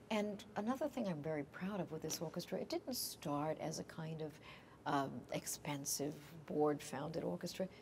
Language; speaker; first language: English; native; English